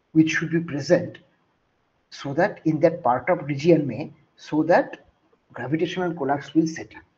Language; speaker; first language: English; non-native, local second language; Bangla